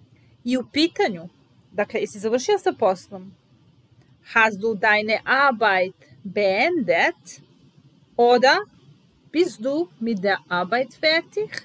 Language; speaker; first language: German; non-native, fluent; Serbian